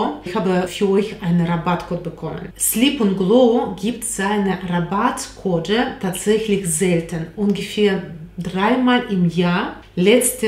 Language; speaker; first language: German; non-native, fluent; Russian